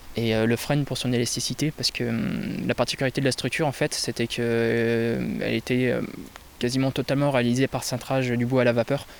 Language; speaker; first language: French; native; French